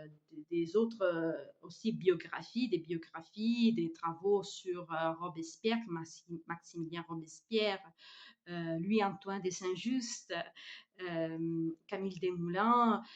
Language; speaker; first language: French; non-native, fluent; Italian